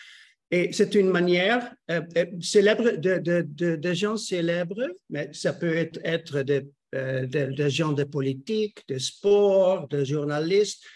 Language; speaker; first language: French; non-native, learner; Dutch